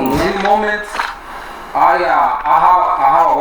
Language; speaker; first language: English; non-native, learner; Spanish